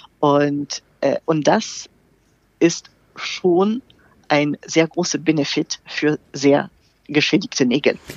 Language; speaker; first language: German; non-native, fluent; French